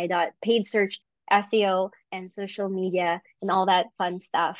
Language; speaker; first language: English; non-native, local second language; Filipino